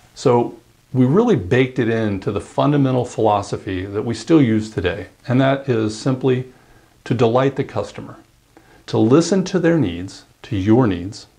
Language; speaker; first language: English; native; English